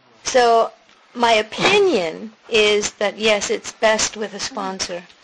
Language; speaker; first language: English; native; English